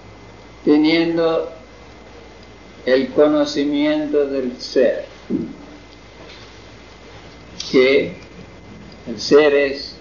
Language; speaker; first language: Spanish; non-native, fluent; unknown